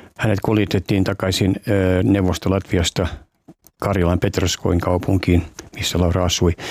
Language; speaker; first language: Finnish; early bilingual, heritage; Finnish